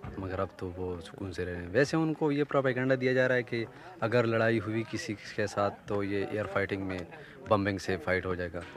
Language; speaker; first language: Urdu; non-native, local second language; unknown